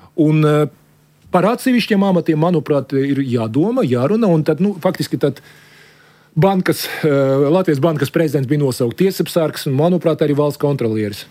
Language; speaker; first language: Latvian; non-native, local second language; Russian